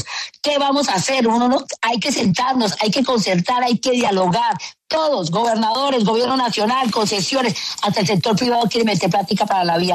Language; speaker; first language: Spanish; native; Spanish